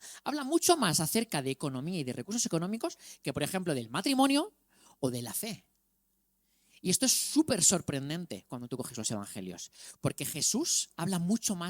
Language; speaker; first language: Spanish; native; Spanish